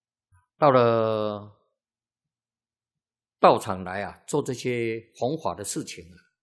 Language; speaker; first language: Chinese; native; Chinese